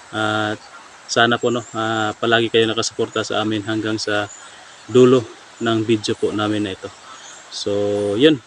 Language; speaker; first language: Filipino; native; Filipino